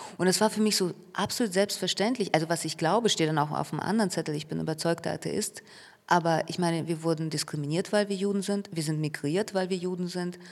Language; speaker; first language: German; early bilingual, other home language; Russian